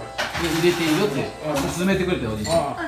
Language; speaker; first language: Japanese; native; Japanese